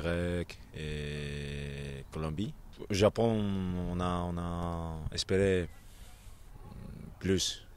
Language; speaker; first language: French; non-native, learner; Japanese